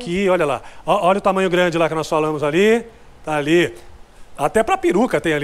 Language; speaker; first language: Portuguese; native; Portuguese